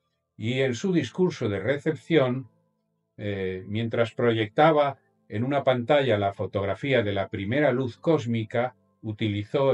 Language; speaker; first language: Spanish; native; Spanish